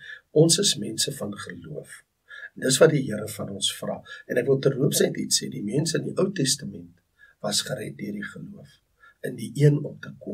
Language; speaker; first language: Afrikaans; native; Afrikaans